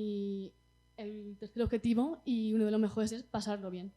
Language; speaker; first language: Spanish; native; Spanish